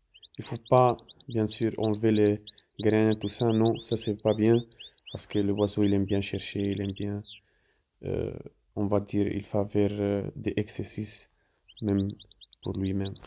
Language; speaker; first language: French; non-native, fluent; Italian